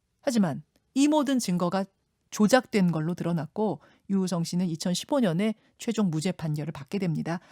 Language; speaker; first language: Korean; native; Korean